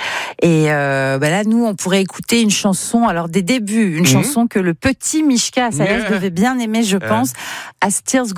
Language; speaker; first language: French; native; French